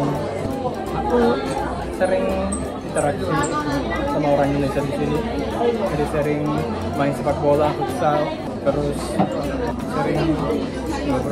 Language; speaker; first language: Indonesian; non-native, fluent; Japanese